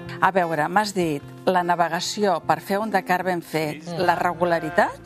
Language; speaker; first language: Catalan; native; Catalan